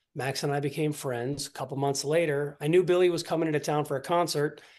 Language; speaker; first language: English; native; English